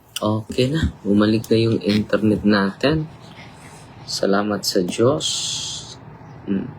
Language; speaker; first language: Filipino; non-native, local second language; Cebuano